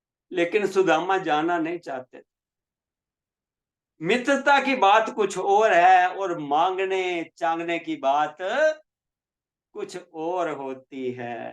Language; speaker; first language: Hindi; native; Hindi